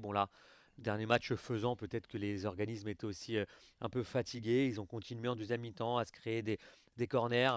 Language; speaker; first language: French; native; French